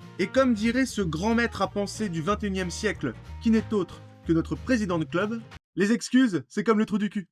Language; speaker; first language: French; native; French